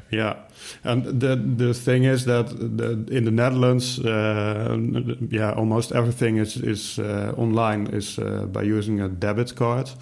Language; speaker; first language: English; non-native, fluent; Dutch